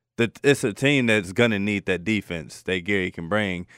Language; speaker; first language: English; native; English